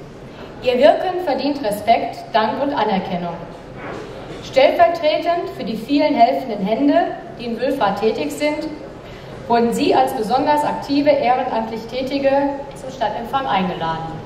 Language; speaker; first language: German; native; German